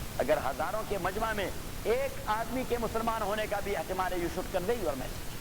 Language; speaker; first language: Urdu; non-native, local second language; Pashto